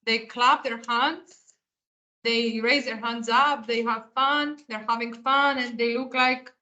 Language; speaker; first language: English; non-native, fluent; Greek